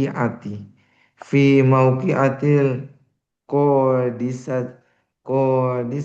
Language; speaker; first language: Arabic; non-native, learner; Indonesian